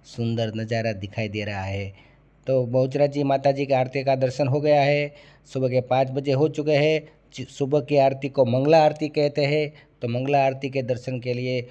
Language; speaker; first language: Hindi; non-native, local second language; Gujarati